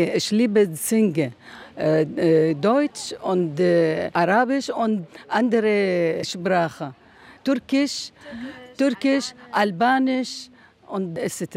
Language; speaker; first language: German; non-native, learner; Arabic